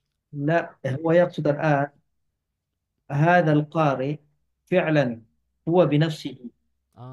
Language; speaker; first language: Arabic; non-native, fluent; Indonesian